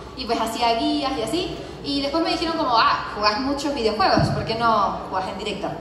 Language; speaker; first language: Spanish; non-native, fluent; French